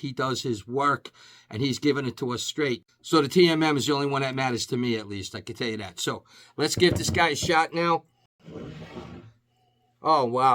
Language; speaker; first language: English; native; English